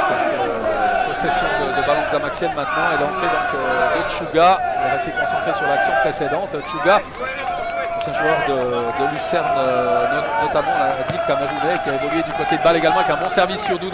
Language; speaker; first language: French; native; French